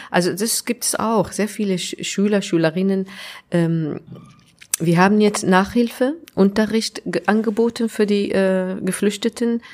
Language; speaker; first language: German; non-native, fluent; Arabic